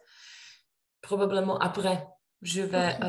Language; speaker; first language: French; non-native, learner; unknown